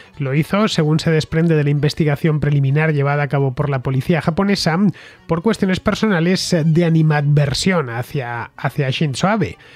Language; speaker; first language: Spanish; native; Spanish